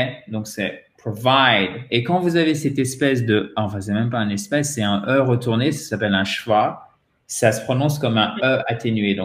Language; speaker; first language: French; native; French